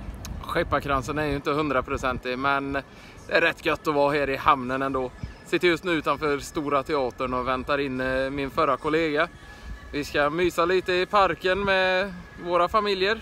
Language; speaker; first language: Swedish; native; Swedish